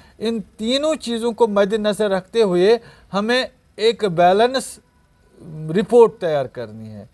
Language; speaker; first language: Urdu; non-native, local second language; Kashmiri